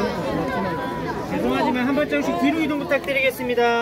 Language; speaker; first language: Korean; native; Korean